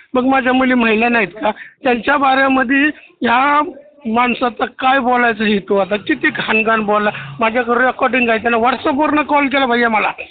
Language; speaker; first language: Marathi; native; Marathi